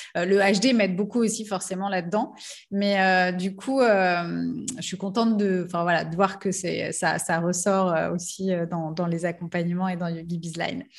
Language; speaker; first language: French; native; French